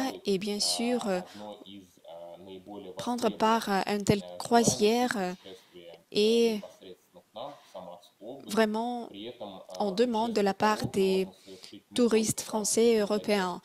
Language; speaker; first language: French; non-native, fluent; Russian